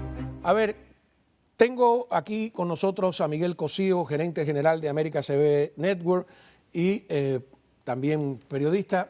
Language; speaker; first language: Spanish; native; Spanish